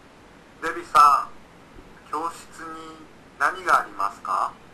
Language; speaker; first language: Japanese; non-native, learner; Indonesian